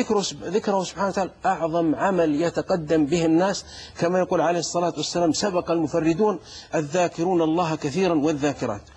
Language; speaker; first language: Arabic; native; Arabic